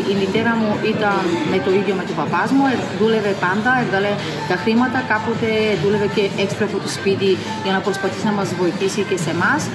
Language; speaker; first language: Greek; non-native, fluent; Bulgarian